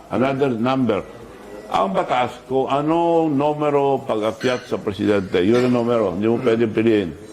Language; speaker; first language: Filipino; non-native, local second language; Iloko